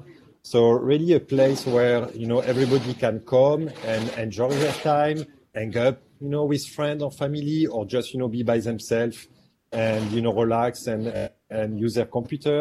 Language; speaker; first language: English; non-native, fluent; French